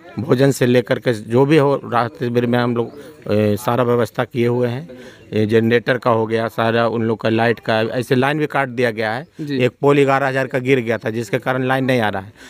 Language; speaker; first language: Hindi; native; Hindi